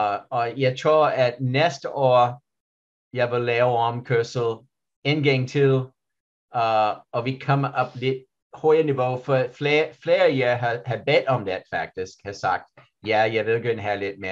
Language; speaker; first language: Danish; non-native, learner; English